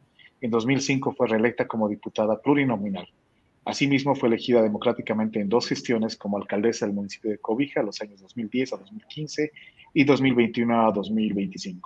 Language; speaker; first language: Spanish; native; Spanish